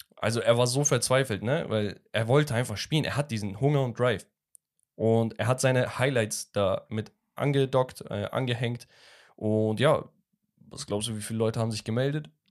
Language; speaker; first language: German; early bilingual, other home language; Turkish